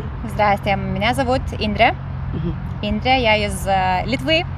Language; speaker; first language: Russian; non-native, learner; Lithuanian